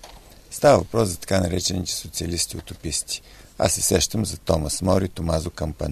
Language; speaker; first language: Bulgarian; native; Bulgarian